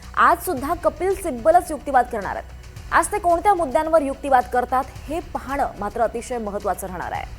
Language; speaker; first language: Marathi; native; Marathi